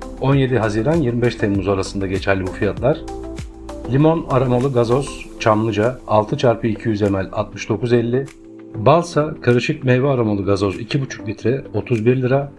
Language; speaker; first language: Turkish; native; Turkish